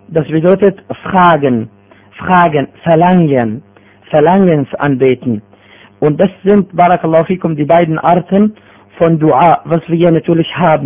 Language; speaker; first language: German; non-native, fluent; Arabic